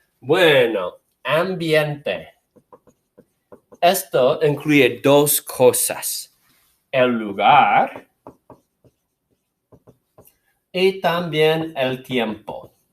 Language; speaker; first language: Spanish; non-native, fluent; English